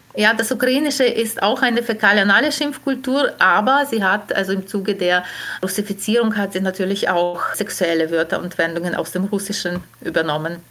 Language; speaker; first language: German; non-native, fluent; Ukrainian